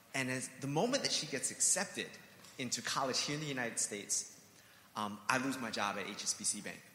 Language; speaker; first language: English; native; English